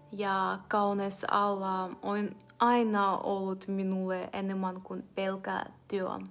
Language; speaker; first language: Finnish; non-native, fluent; Ukrainian